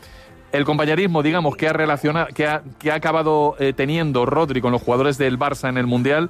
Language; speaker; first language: Spanish; native; Spanish